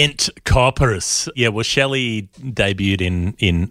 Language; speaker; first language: English; native; English